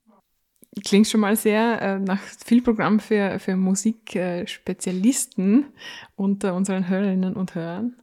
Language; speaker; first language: German; native; German